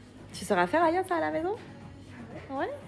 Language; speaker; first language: French; native; French